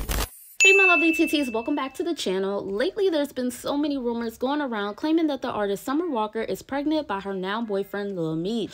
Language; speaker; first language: English; native; English